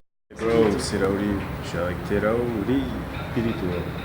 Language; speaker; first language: French; native; French